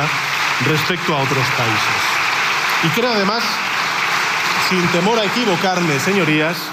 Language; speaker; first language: Spanish; native; Spanish